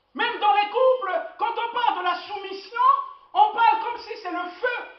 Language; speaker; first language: French; non-native, local second language; Lingala